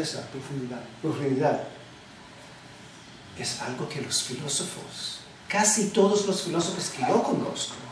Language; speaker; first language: Spanish; non-native, fluent; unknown